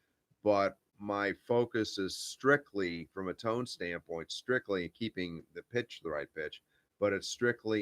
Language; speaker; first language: English; native; English